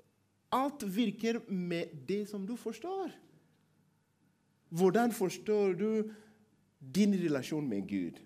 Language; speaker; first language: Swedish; non-native, learner; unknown